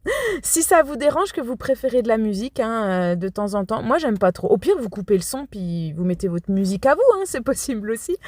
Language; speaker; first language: French; native; French